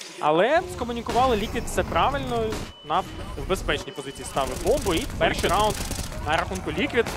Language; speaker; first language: Ukrainian; non-native, local second language; Russian